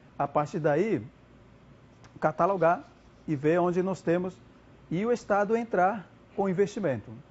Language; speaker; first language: Portuguese; non-native, local second language; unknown